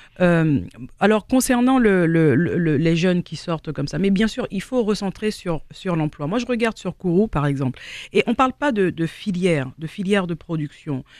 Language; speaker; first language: French; native; French